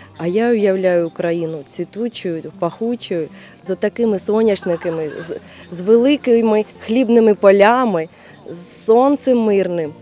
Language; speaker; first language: Ukrainian; non-native, local second language; Russian